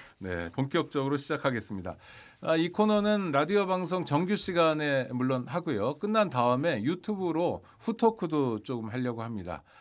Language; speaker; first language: Korean; native; Korean